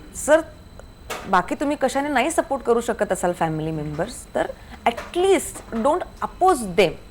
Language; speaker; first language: Marathi; native; Marathi